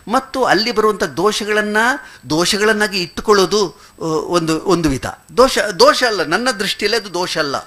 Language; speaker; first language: Kannada; non-native, local second language; Malayalam